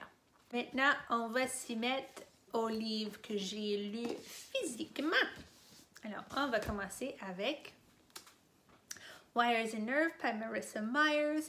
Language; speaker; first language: French; non-native, fluent; English